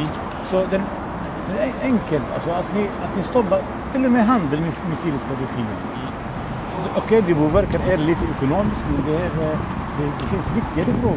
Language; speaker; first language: Swedish; non-native, fluent; Arabic